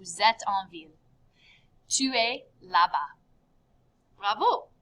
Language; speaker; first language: French; non-native, fluent; English